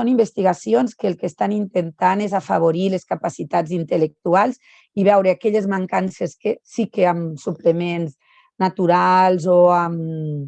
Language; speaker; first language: Catalan; native; Catalan